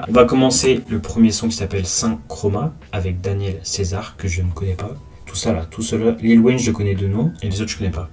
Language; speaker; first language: French; native; French